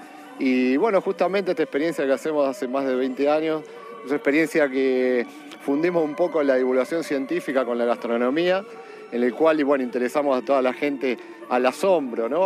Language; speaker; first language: Spanish; native; Spanish